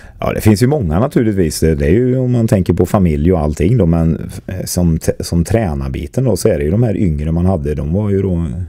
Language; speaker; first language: Swedish; native; Swedish